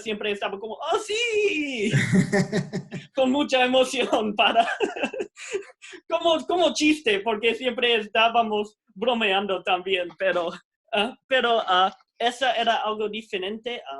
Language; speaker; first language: Spanish; non-native, fluent; English